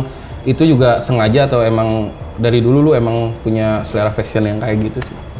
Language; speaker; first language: Indonesian; native; Indonesian